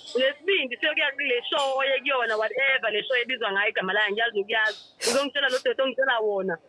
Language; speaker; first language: Zulu; native; Zulu